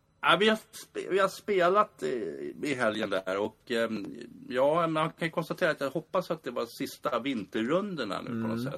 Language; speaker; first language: Swedish; native; Swedish